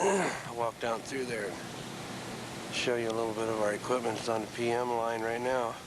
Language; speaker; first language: English; native; English